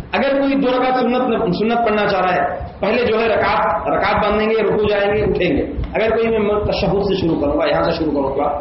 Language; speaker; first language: Urdu; native; Urdu